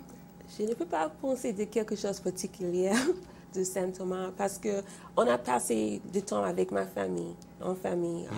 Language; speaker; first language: French; non-native, fluent; English